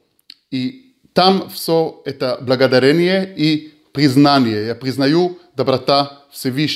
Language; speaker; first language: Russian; early bilingual, heritage; Hebrew